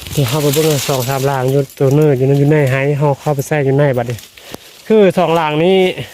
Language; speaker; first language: Thai; native; Thai